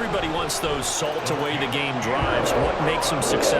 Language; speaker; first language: English; native; English